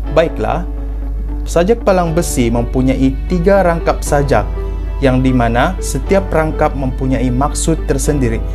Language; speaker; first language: Malay; native; Malay